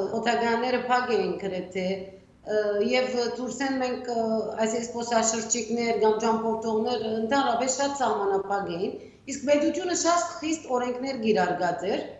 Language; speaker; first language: Armenian; early bilingual, heritage; Armenian